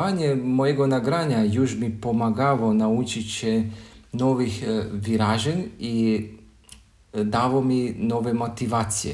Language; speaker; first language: Polish; non-native, learner; Croatian